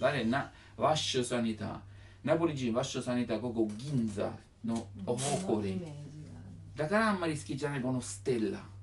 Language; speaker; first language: Japanese; non-native, learner; Italian